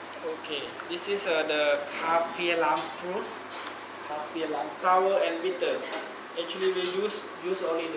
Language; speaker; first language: English; non-native, learner; Thai